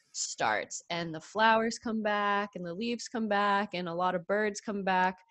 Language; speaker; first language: English; native; English